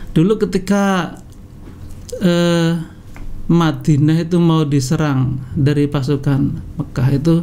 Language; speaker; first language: Indonesian; native; Indonesian